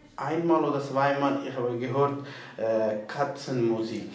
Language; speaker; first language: German; non-native, learner; Persian